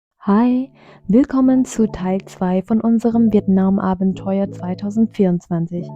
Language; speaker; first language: German; non-native, fluent; Vietnamese